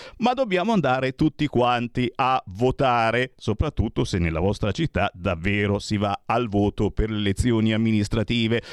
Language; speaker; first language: Italian; native; Italian